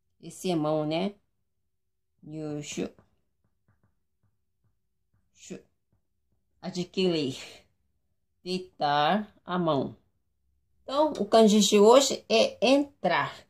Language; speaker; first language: Portuguese; non-native, fluent; Japanese